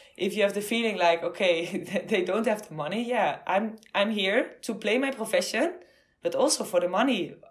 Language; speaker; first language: English; non-native, fluent; Dutch